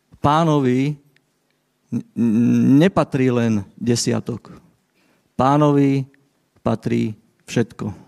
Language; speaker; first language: Slovak; native; Slovak